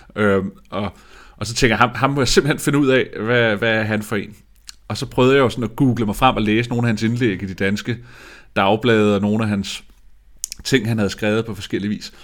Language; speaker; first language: Danish; native; Danish